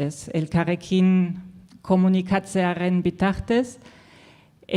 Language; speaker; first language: Basque; non-native, fluent; German